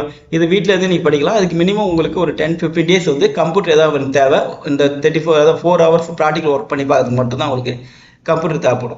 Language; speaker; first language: Tamil; native; Tamil